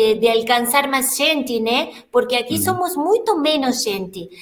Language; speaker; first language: Portuguese; non-native, learner; Spanish